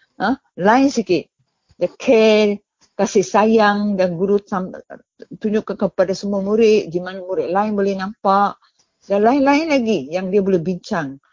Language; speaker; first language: Malay; native; Malay